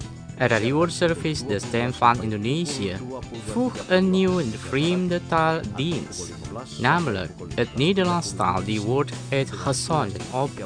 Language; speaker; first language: Dutch; non-native, learner; Indonesian